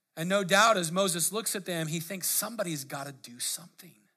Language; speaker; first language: English; native; English